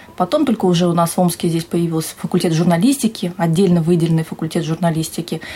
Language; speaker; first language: Russian; native; Russian